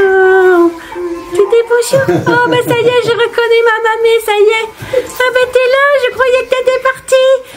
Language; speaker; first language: French; native; French